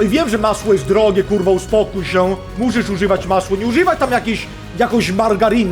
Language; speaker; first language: Polish; non-native, fluent; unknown